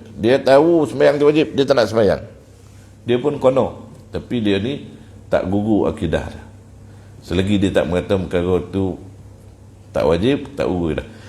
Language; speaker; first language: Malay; native; Malay